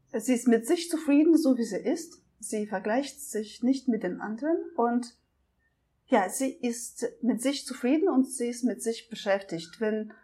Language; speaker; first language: German; non-native, fluent; Russian